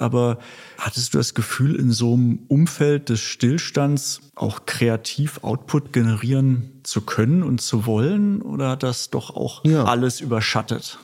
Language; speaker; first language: German; native; German